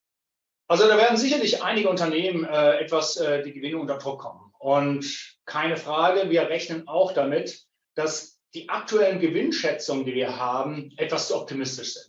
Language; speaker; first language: German; native; German